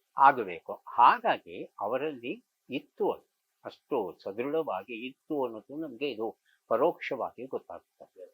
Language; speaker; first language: Kannada; native; Kannada